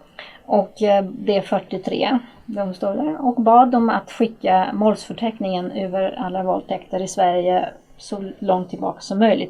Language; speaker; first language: Swedish; non-native, fluent; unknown